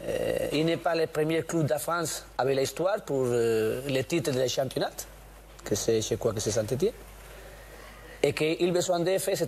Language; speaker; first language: French; non-native, learner; Spanish